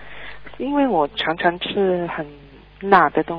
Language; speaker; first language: Chinese; early bilingual, heritage; Chinese